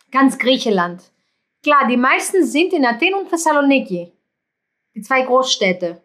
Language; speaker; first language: German; non-native, fluent; Greek